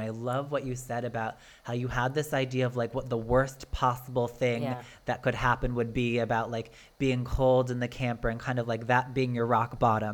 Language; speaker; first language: English; native; English